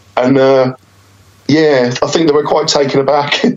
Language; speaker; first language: English; native; English